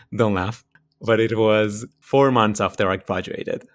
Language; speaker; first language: English; non-native, fluent; Hebrew